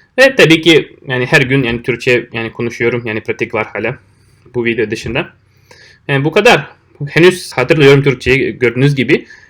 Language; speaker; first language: Turkish; non-native, fluent; Russian